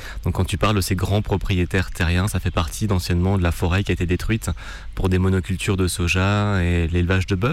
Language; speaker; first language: French; native; French